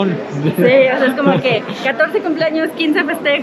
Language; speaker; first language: Spanish; native; Spanish